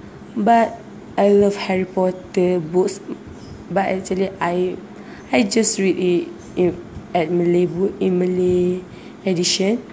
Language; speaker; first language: English; non-native, learner; Malay